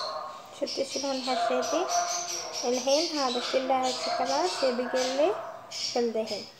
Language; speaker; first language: Arabic; non-native, local second language; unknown